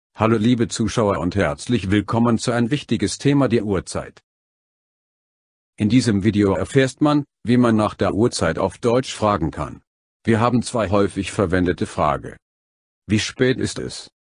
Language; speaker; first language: German; non-native, learner; Vietnamese